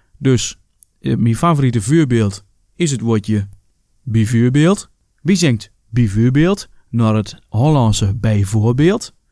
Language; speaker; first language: Dutch; native; Dutch